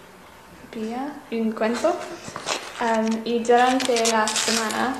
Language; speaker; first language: Spanish; non-native, learner; English